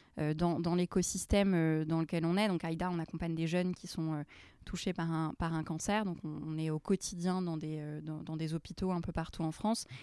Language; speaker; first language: French; early bilingual, other home language; Arabic